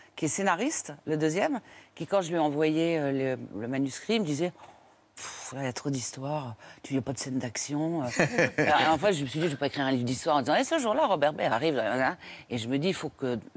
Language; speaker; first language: French; native; French